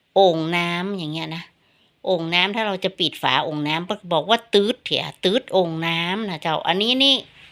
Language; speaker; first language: Thai; native; Thai